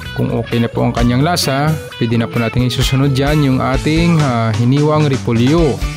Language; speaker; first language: Filipino; non-native, local second language; Hiligaynon